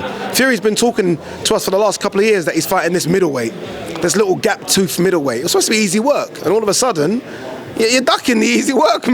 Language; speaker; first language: English; native; English